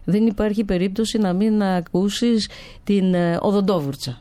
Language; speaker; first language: Greek; native; Greek